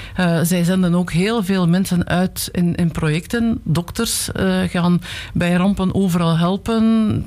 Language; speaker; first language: Dutch; native; Dutch